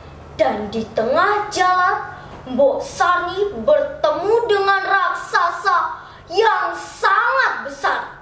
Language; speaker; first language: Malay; non-native, local second language; Balinese